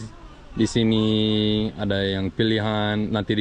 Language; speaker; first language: Indonesian; non-native, learner; English